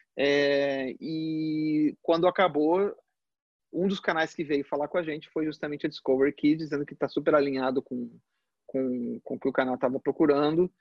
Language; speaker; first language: Portuguese; early bilingual, other home language; Spanish